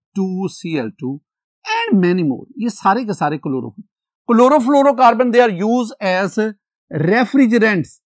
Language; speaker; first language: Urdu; non-native, local second language; Punjabi